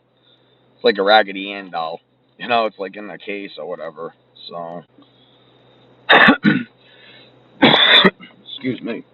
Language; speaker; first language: English; native; English